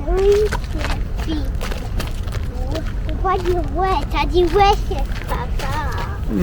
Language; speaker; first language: French; early bilingual, heritage; French